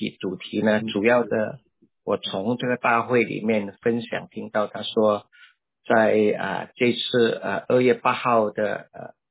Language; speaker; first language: Chinese; native; Chinese